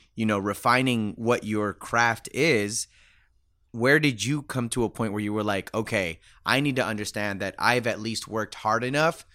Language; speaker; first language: English; early bilingual, other home language; Spanish